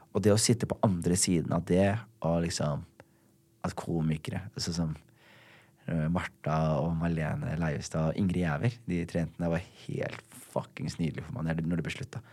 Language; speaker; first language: Norwegian; early bilingual, other home language; Somali